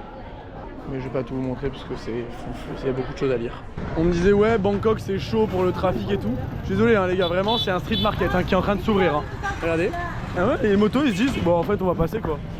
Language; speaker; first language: French; native; French